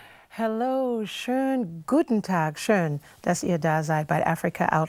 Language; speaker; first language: German; non-native, fluent; English